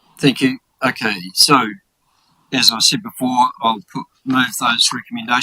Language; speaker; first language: English; native; English